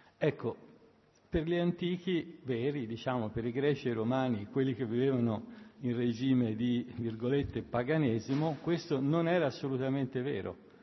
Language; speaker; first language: Italian; native; Italian